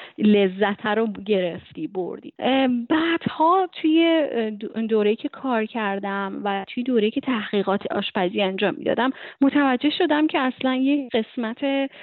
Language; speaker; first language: Persian; native; Persian